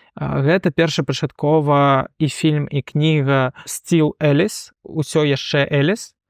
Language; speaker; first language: Belarusian; non-native, local second language; Russian